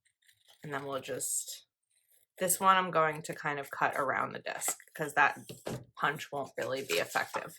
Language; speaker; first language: English; native; English